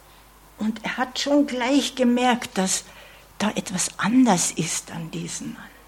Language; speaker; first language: German; non-native, fluent; English